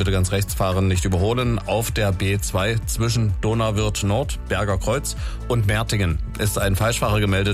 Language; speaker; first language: German; native; German